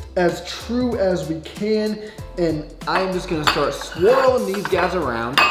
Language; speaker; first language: English; native; English